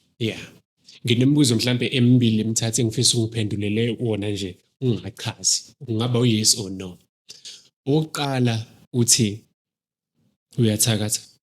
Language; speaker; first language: Zulu; native; Zulu